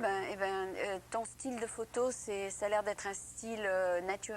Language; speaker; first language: French; native; French